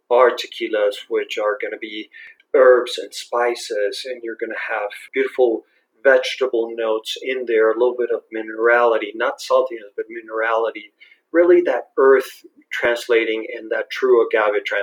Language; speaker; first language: English; non-native, fluent; Spanish